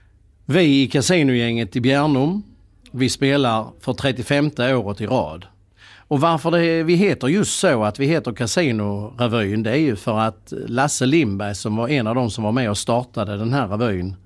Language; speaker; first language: Swedish; native; Swedish